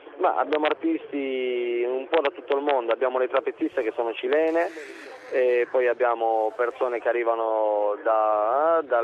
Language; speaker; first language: Italian; native; Italian